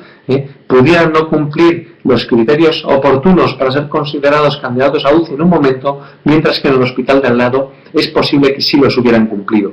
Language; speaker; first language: Spanish; native; Spanish